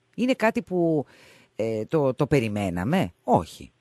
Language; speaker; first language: Greek; native; Greek